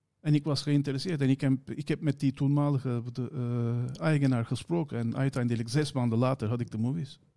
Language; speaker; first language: Dutch; non-native, fluent; Turkish